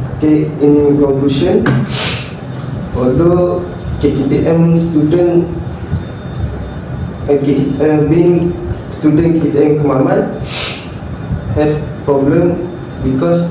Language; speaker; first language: English; non-native, learner; Malay